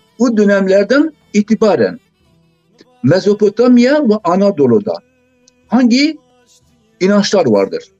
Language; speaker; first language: Turkish; non-native, local second language; Zaza